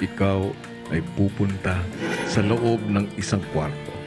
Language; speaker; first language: Filipino; native; Filipino